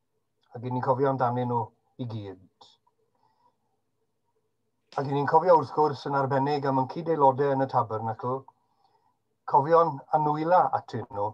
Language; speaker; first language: Welsh; native; Welsh